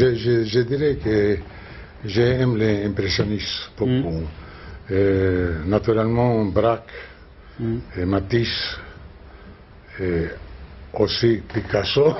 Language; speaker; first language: French; non-native, learner; Spanish